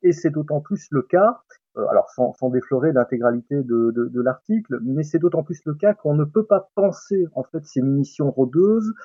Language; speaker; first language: French; native; French